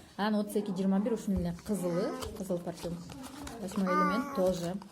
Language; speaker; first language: Russian; non-native, local second language; Kyrgyz